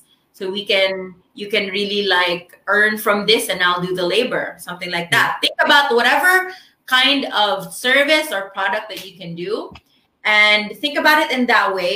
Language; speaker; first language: English; non-native, local second language; Filipino